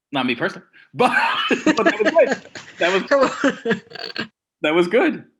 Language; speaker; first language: English; native; English